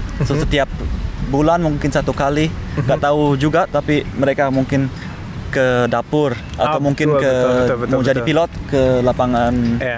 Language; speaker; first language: Indonesian; early bilingual, heritage; Indonesian